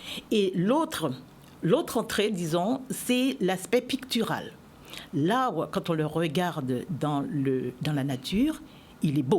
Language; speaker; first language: French; native; French